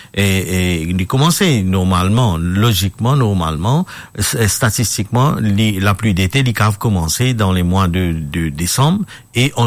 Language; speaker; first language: French; non-native, local second language; Morisyen